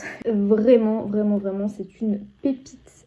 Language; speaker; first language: French; native; French